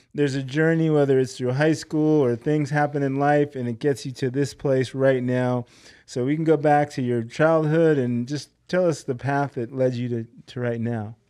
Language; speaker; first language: English; native; English